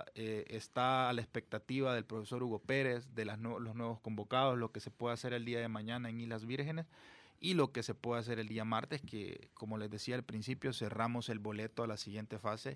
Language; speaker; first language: Spanish; native; Spanish